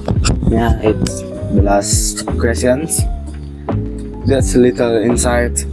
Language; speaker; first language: English; non-native, learner; Indonesian